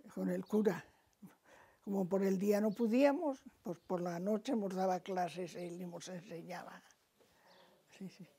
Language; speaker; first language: Spanish; native; Spanish